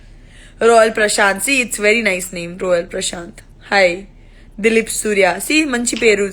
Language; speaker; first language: Telugu; non-native, local second language; Gujarati